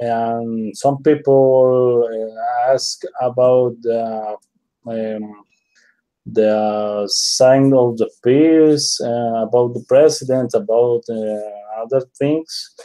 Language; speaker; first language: English; non-native, learner; Spanish